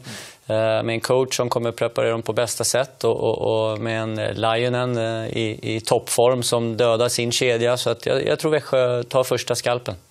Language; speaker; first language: Swedish; native; Swedish